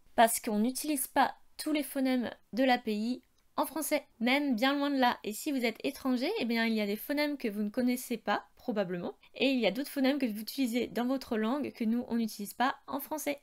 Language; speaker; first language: French; native; French